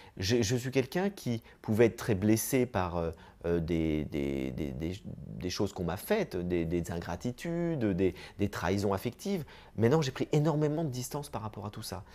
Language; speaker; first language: French; native; French